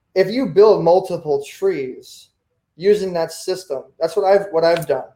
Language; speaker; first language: English; native; English